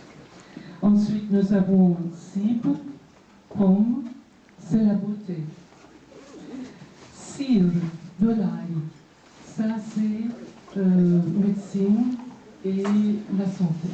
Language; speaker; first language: French; non-native, fluent; Persian